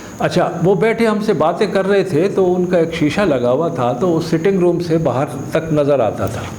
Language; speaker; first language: Urdu; native; Urdu